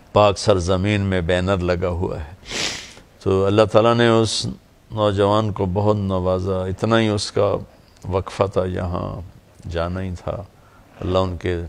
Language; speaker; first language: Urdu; non-native, local second language; Punjabi